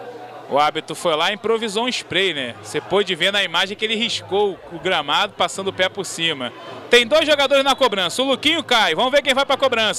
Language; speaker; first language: Portuguese; native; Portuguese